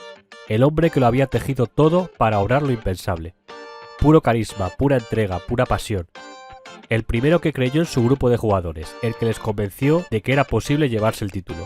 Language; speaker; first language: Spanish; native; Spanish